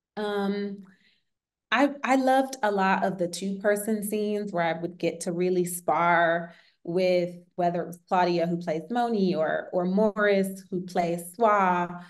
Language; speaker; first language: English; native; English